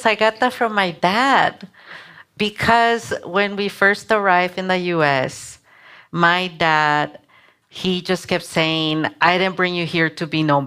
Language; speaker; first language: English; non-native, local second language; Spanish